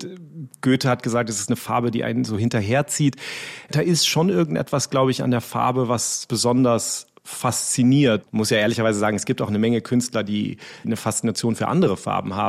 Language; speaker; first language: German; native; German